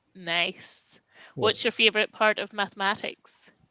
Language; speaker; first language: English; native; English